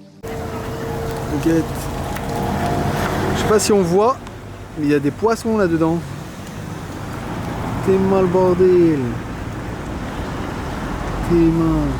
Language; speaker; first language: French; native; French